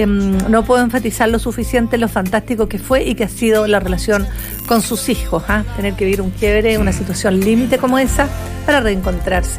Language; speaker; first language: Spanish; native; Spanish